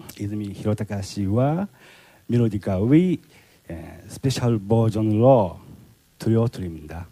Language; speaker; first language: Korean; non-native, learner; Japanese